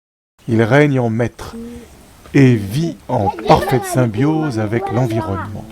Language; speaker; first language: French; native; French